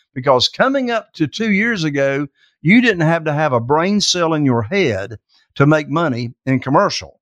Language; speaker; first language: English; native; English